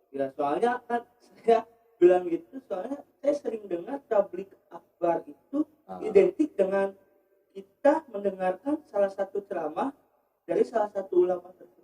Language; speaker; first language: Indonesian; native; Indonesian